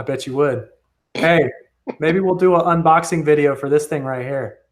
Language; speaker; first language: English; native; English